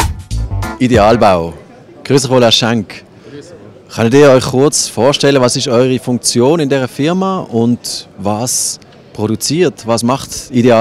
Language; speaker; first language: German; native; German